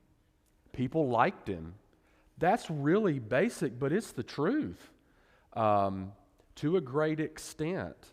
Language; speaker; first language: English; native; English